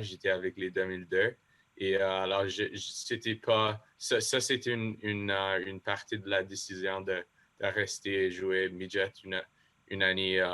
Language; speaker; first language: French; non-native, local second language; English